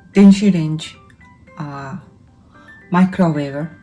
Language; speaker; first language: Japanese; non-native, fluent; Mongolian